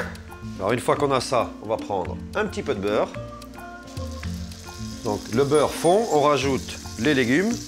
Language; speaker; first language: French; native; French